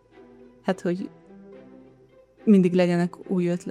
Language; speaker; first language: Hungarian; early bilingual, heritage; Hungarian